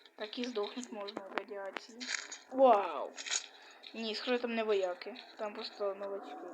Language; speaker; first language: Ukrainian; non-native, local second language; Russian